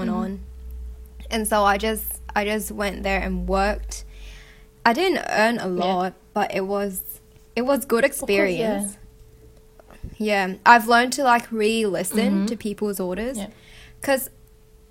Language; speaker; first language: English; non-native, local second language; Cantonese